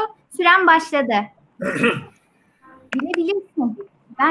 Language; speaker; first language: Turkish; native; Turkish